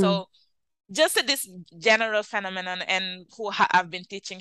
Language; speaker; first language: English; non-native, fluent; Wolof